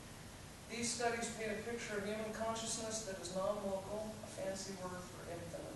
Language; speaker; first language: English; native; English